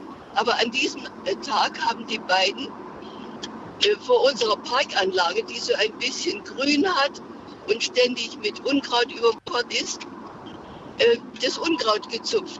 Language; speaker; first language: German; native; German